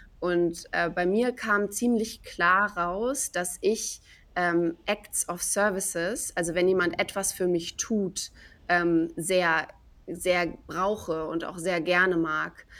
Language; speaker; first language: German; native; German